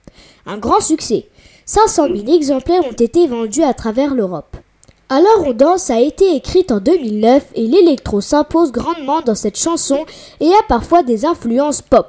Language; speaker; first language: French; native; French